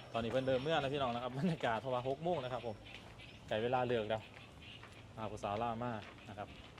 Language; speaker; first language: Thai; native; Thai